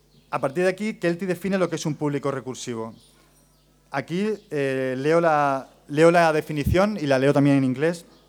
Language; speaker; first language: Spanish; native; Spanish